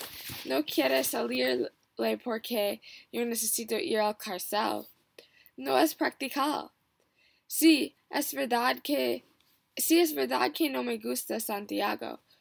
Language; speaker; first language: Spanish; non-native, learner; English